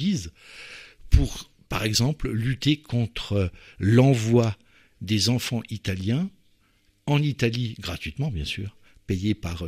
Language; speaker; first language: French; native; French